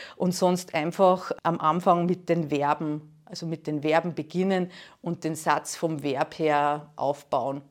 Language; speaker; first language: German; native; German